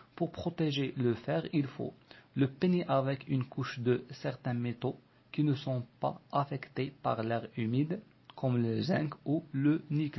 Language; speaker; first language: French; non-native, local second language; Arabic